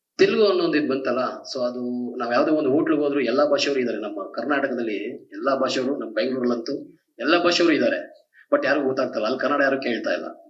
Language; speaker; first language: Kannada; native; Kannada